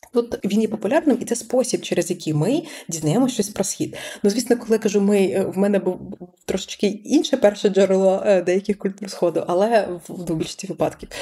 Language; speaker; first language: Ukrainian; early bilingual, other home language; Persian